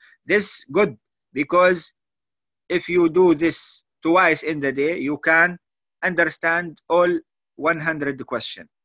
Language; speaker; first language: English; non-native, learner; Arabic